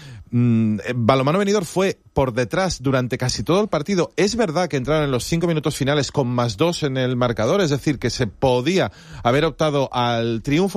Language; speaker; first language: Spanish; native; Spanish